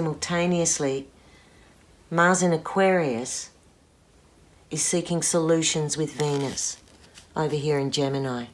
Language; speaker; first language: English; native; English